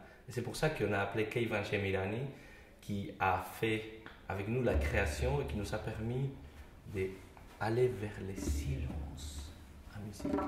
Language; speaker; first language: French; non-native, fluent; Spanish